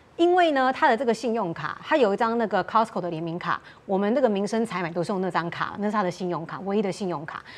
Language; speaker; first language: Chinese; native; Chinese